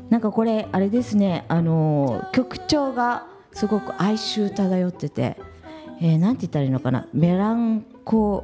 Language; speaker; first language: Japanese; native; Japanese